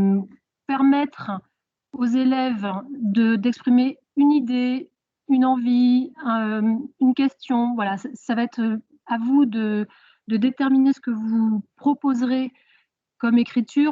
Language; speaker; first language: French; native; French